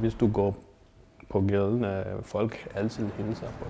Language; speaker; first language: Danish; non-native, learner; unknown